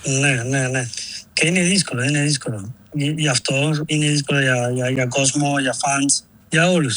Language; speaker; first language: Greek; non-native, learner; Spanish